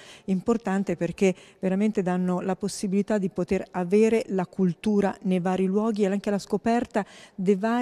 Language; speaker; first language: Italian; native; Italian